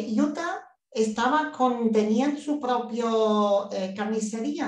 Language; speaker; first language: Spanish; non-native, learner; German